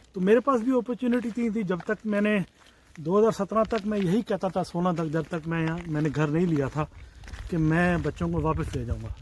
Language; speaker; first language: Urdu; native; Urdu